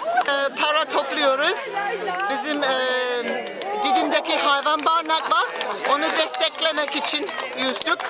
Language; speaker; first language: Turkish; non-native, learner; English